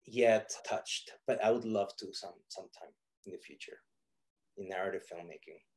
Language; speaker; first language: English; non-native, fluent; Spanish